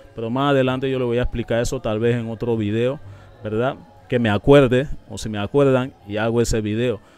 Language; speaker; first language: Spanish; non-native, local second language; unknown